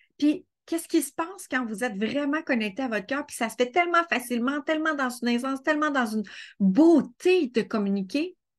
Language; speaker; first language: French; native; French